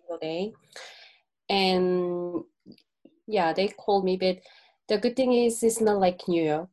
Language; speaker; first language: English; non-native, learner; Korean